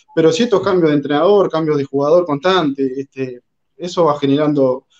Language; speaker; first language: Spanish; native; Spanish